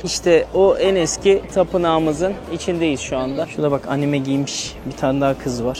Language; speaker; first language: Turkish; native; Turkish